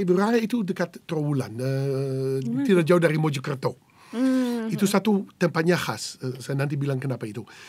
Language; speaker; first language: Indonesian; non-native, fluent; Dutch